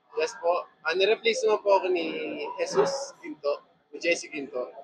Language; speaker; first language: Filipino; native; Filipino